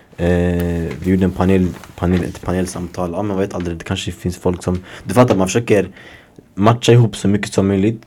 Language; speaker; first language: Swedish; early bilingual, other home language; Somali